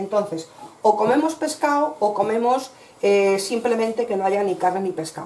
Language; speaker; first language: Spanish; native; Spanish